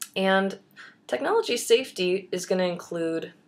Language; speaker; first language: English; native; English